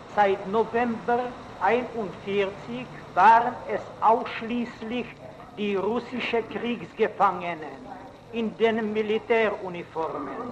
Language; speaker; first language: German; non-native, fluent; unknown